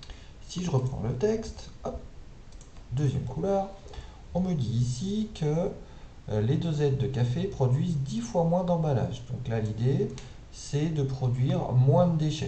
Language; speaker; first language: French; native; French